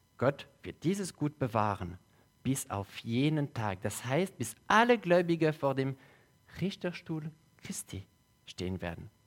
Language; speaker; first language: German; non-native, local second language; French